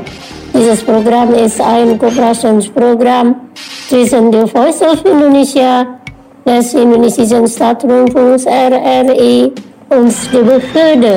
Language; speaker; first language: German; non-native, learner; Indonesian